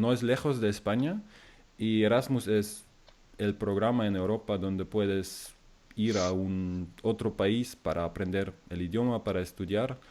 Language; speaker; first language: Spanish; non-native, fluent; German